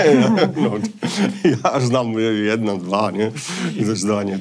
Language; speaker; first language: Polish; non-native, fluent; Italian